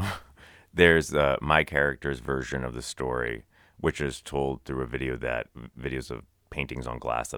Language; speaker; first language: English; native; English